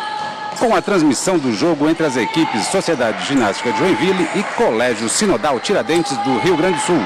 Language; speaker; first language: Portuguese; native; Portuguese